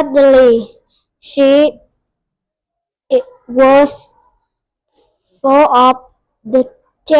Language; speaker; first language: English; non-native, learner; Vietnamese